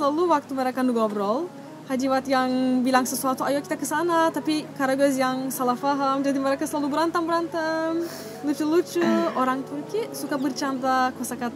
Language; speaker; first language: Indonesian; non-native, fluent; Turkish